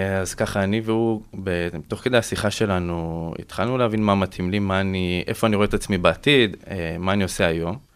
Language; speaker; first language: Hebrew; native; Hebrew